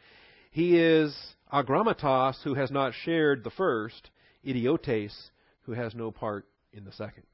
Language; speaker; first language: English; native; English